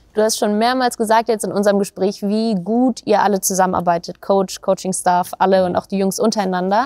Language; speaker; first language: German; native; German